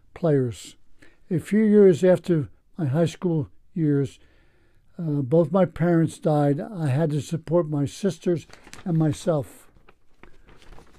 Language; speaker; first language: English; native; English